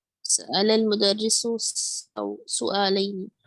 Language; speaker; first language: Arabic; non-native, learner; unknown